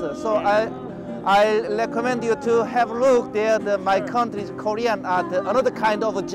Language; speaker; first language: English; non-native, learner; Korean